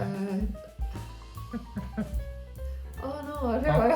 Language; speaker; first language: Korean; non-native, learner; English